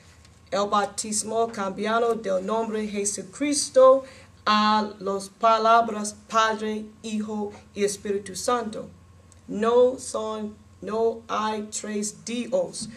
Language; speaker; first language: Spanish; non-native, learner; English